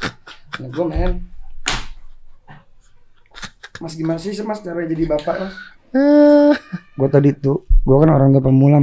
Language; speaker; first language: Indonesian; native; Indonesian